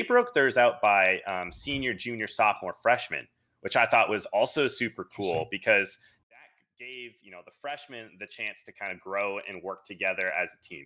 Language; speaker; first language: English; native; English